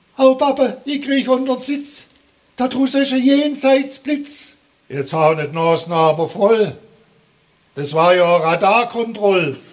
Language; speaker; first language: German; native; German